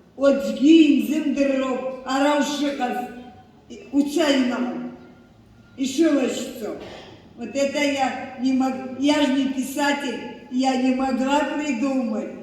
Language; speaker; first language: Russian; non-native, local second language; Abkhazian